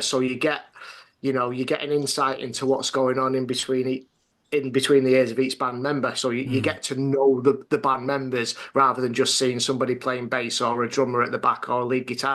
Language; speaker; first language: English; native; English